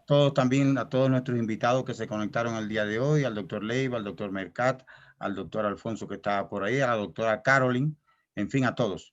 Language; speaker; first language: Spanish; native; Spanish